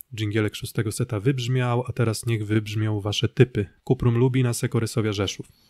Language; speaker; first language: Polish; native; Polish